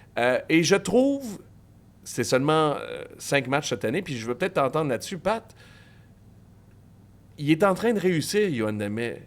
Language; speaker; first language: French; native; French